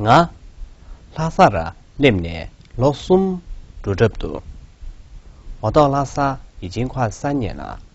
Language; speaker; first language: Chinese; non-native, local second language; Tibetan